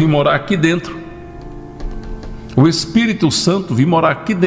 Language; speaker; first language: Portuguese; native; Portuguese